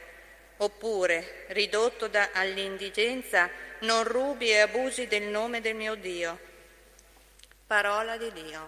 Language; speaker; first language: Italian; native; Italian